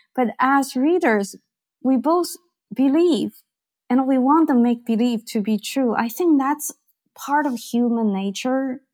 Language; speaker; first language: English; non-native, fluent; Chinese